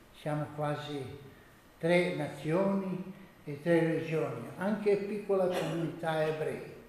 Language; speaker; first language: Italian; non-native, learner; Croatian